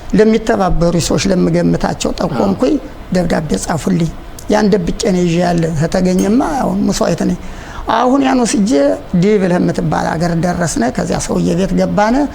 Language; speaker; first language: Amharic; native; Amharic